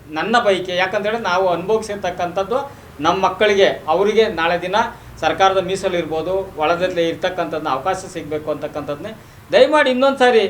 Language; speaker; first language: Kannada; native; Kannada